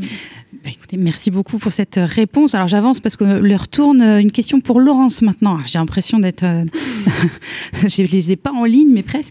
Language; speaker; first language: French; native; French